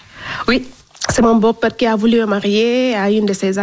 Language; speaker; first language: French; non-native, local second language; Fula